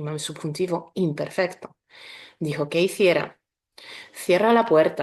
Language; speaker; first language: Spanish; non-native, fluent; Polish